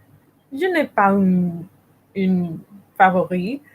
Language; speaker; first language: French; non-native, learner; English